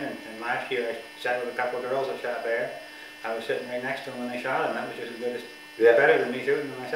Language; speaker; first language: English; native; English